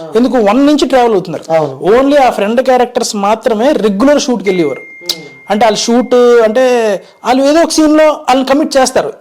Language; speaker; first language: Telugu; native; Telugu